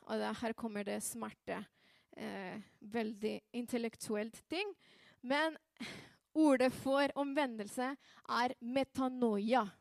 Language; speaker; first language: Norwegian; non-native, fluent; Spanish